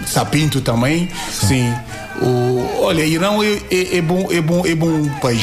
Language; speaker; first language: Portuguese; non-native, learner; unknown